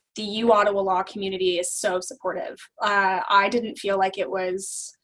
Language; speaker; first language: English; native; English